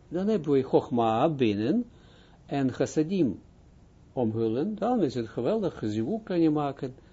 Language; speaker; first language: Dutch; non-native, fluent; Hebrew